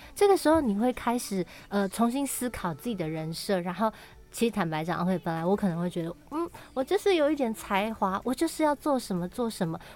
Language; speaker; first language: Chinese; native; Chinese